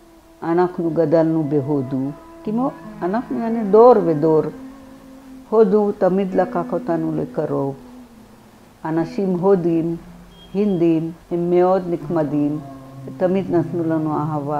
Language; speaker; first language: Hebrew; non-native, fluent; Marathi